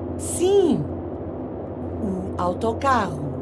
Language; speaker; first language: Portuguese; non-native, learner; English